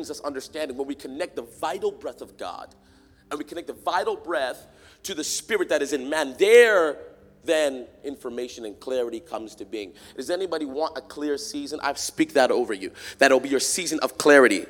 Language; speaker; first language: English; native; English